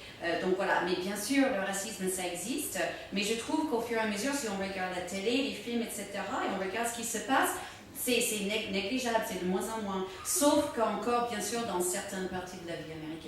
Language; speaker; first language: French; native; French